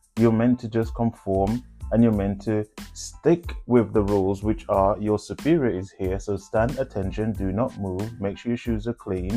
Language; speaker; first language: English; non-native, local second language; Jamaican Creole English